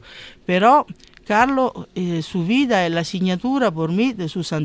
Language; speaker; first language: Spanish; non-native, learner; Italian